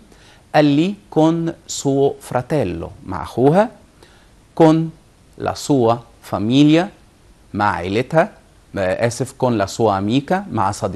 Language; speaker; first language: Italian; non-native, fluent; Arabic